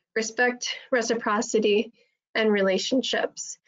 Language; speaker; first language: English; native; English